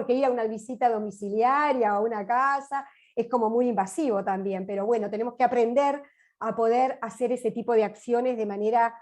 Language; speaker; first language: Spanish; native; Spanish